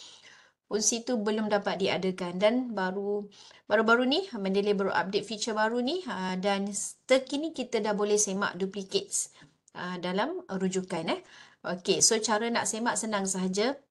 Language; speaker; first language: Malay; native; Malay